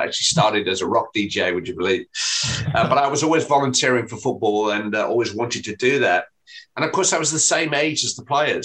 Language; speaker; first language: English; native; English